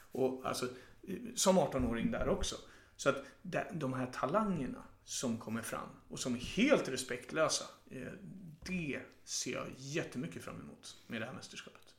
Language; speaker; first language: Swedish; native; Swedish